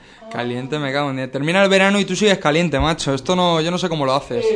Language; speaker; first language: Spanish; native; Spanish